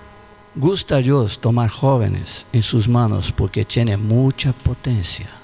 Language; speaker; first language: Spanish; non-native, learner; Portuguese